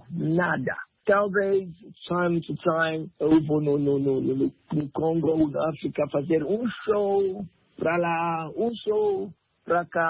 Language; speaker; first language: Portuguese; non-native, learner; French